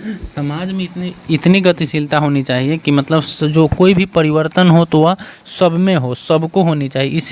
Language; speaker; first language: Hindi; native; Hindi